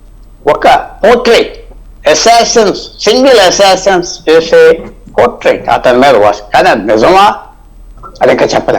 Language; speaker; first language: Telugu; native; Telugu